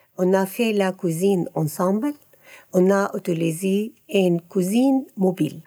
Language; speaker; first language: French; non-native, learner; Arabic